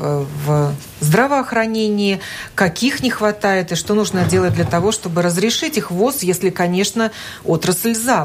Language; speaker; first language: Russian; native; Russian